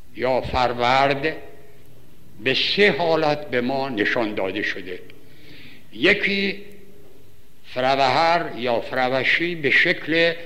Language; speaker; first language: Persian; native; Persian